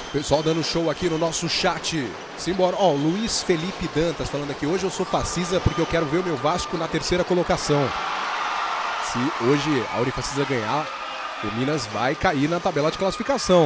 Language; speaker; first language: Portuguese; native; Portuguese